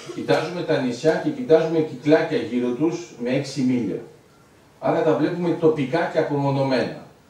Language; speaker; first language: Greek; early bilingual, heritage; Greek